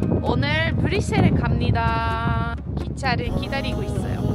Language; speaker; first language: Korean; non-native, fluent; French